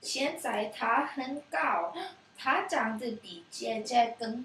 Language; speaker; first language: Chinese; non-native, learner; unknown